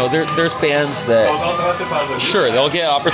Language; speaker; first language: English; native; English